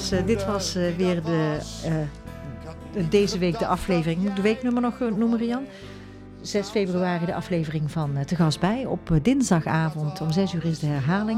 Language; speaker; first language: Dutch; native; Dutch